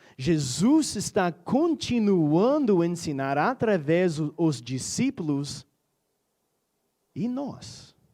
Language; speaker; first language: Portuguese; non-native, fluent; English